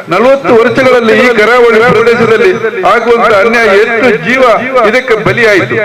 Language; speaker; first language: Kannada; native; Kannada